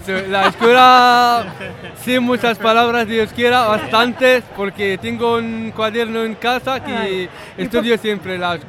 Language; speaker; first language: Spanish; non-native, learner; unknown